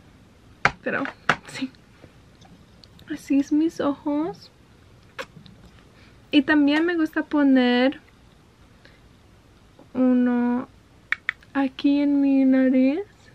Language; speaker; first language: Spanish; early bilingual, heritage; Spanish